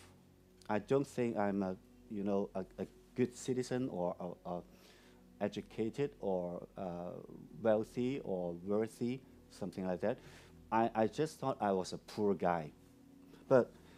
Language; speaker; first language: English; non-native, local second language; Cantonese